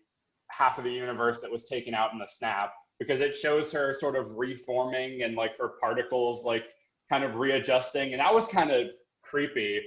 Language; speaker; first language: English; native; English